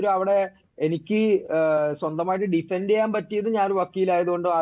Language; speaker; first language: Malayalam; native; Malayalam